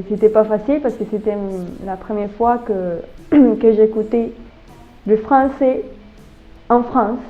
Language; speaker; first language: French; non-native, learner; Spanish